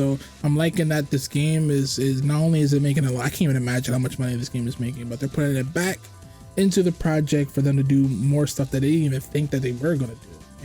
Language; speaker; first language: English; native; English